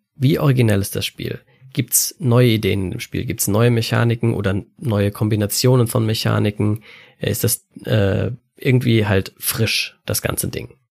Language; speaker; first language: German; native; German